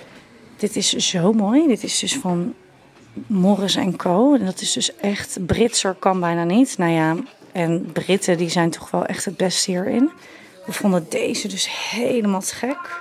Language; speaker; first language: Dutch; native; Dutch